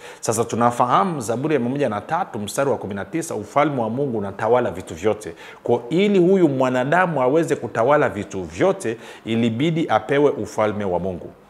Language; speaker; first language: Swahili; native; Swahili